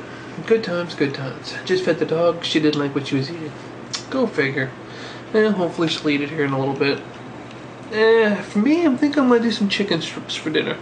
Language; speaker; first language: English; native; English